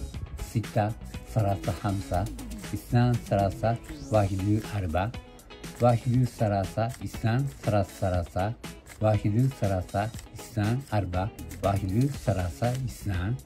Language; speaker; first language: Arabic; non-native, learner; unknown